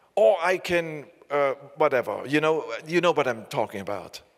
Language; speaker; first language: English; non-native, fluent; German